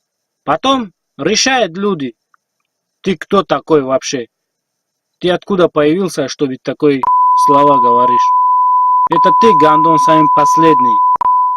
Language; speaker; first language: Russian; non-native, learner; Tajik